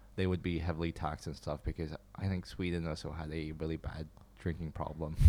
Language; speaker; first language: English; non-native, fluent; Chinese